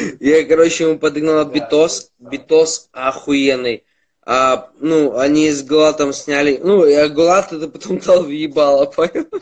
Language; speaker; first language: Russian; native; Russian